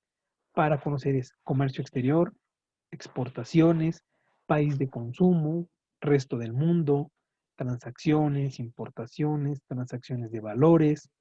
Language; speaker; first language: Spanish; native; Spanish